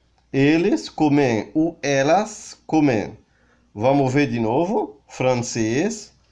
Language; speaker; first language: Portuguese; non-native, learner; Haitian Creole